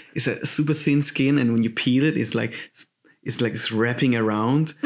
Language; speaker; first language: English; non-native, fluent; German